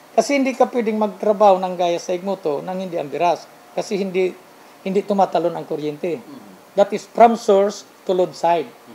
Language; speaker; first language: Filipino; non-native, local second language; Bikol